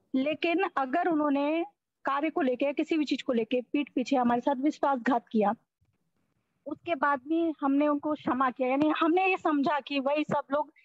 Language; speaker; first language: Hindi; native; Hindi